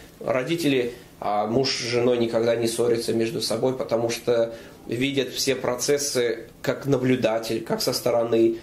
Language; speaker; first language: Russian; native; Russian